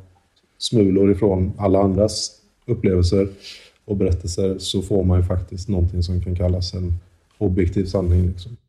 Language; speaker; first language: Swedish; native; Swedish